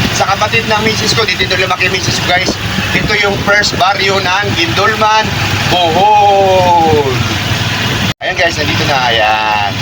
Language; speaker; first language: Filipino; non-native, local second language; Cebuano